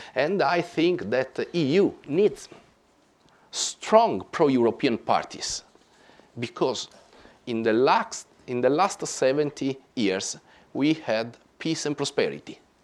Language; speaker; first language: English; non-native, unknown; Italian